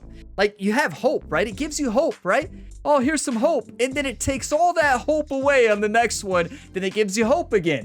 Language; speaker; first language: English; native; English